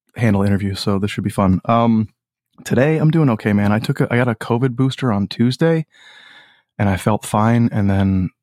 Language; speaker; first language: English; native; English